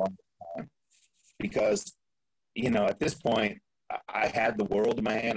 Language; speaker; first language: English; native; English